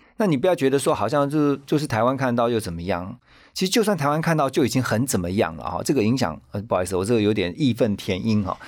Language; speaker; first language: Chinese; native; Chinese